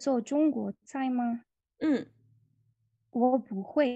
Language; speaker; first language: Chinese; non-native, learner; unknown